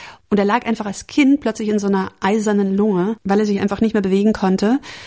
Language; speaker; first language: German; native; German